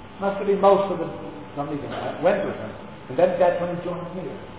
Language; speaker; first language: English; native; English